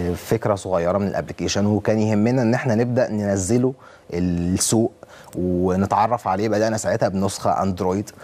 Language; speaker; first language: Arabic; native; Arabic